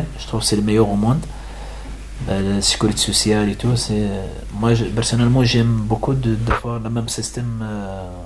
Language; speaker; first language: French; non-native, learner; Arabic